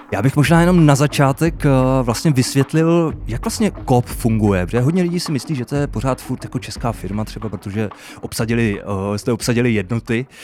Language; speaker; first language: Czech; native; Czech